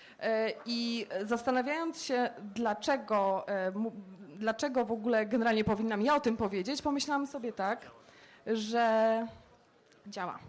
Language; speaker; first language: Polish; native; Polish